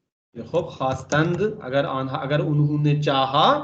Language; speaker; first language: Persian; non-native, fluent; Urdu